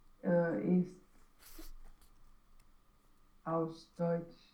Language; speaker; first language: German; non-native, learner; Romanian